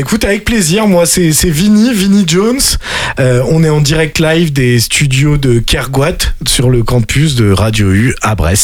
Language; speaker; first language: French; native; French